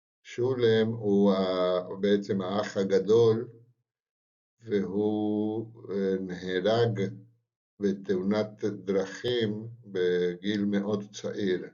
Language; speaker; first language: Hebrew; non-native, fluent; Spanish